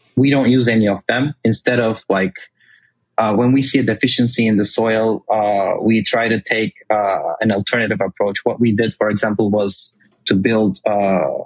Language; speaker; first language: English; non-native, fluent; Turkish